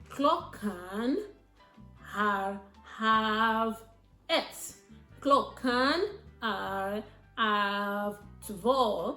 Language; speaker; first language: Swedish; non-native, learner; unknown